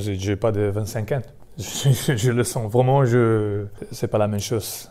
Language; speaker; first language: French; non-native, fluent; Spanish